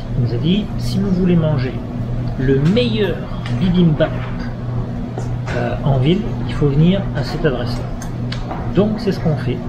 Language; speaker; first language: French; native; French